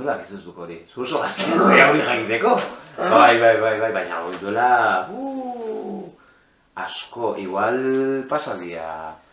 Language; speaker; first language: Basque; non-native, local second language; Spanish